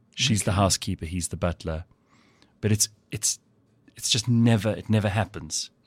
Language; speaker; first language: English; native; English